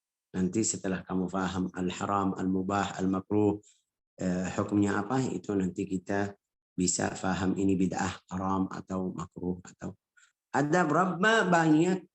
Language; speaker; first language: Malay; non-native, fluent; Arabic